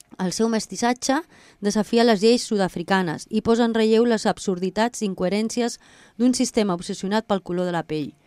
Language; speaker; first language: Catalan; non-native, local second language; Spanish